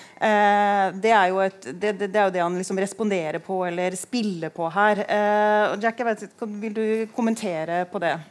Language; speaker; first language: Norwegian; native; Norwegian